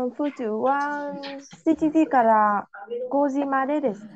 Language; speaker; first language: Japanese; non-native, learner; Vietnamese